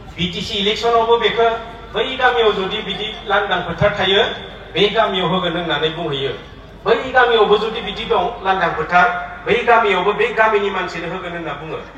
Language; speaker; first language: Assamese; non-native, local second language; Bodo